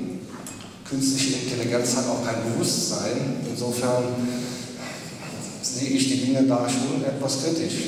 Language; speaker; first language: German; native; German